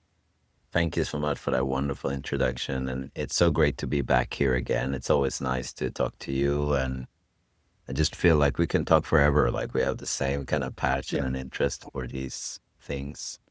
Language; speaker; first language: English; non-native, fluent; Swedish